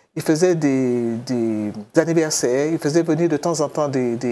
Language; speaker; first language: French; native; French